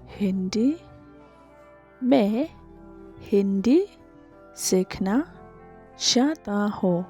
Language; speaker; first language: Hindi; non-native, local second language; Khasi